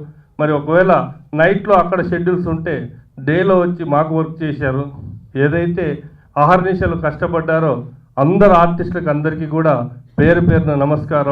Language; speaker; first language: Telugu; native; Telugu